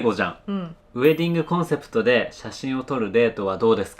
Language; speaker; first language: Japanese; native; Japanese